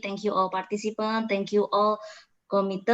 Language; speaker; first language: English; non-native, learner; Indonesian